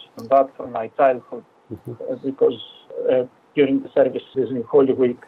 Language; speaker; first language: English; non-native, fluent; Greek